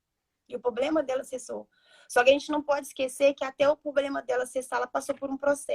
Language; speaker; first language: Portuguese; native; Portuguese